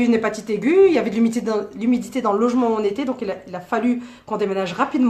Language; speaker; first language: French; native; French